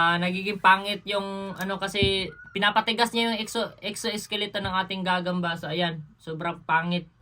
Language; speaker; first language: Filipino; non-native, local second language; Cebuano